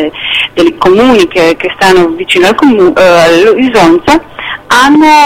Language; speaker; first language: Italian; non-native, fluent; Slovenian